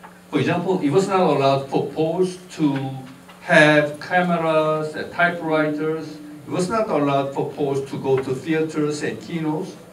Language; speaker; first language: English; non-native, fluent; Korean